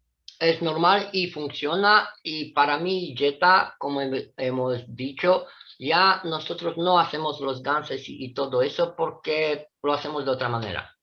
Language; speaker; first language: Spanish; non-native, fluent; Italian